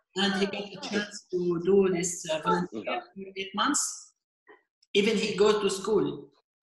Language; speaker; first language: English; non-native, fluent; Arabic